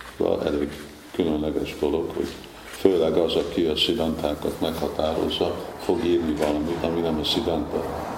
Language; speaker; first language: Hungarian; early bilingual, heritage; Hungarian